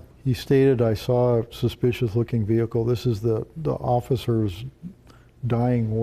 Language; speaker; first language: English; native; English